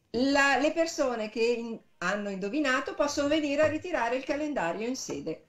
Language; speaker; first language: Italian; native; Italian